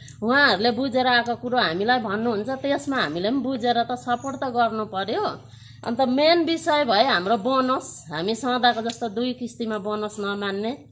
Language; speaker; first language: Nepali; native; Nepali